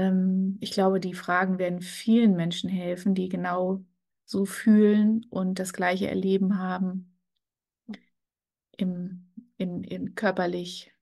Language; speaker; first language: German; native; German